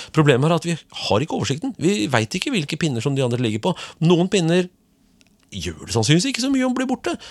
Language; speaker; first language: Norwegian; native; Norwegian